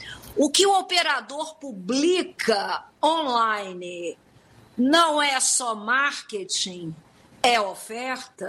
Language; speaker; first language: Portuguese; native; Portuguese